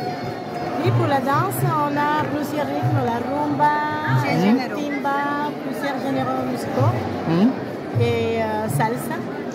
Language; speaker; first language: French; non-native, fluent; Spanish